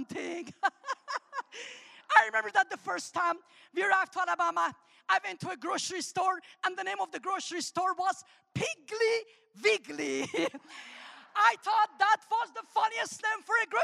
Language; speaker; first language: English; non-native, fluent; Armenian